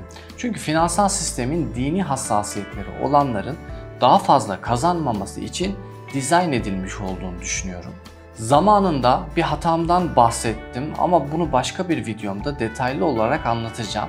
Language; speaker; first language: Turkish; native; Turkish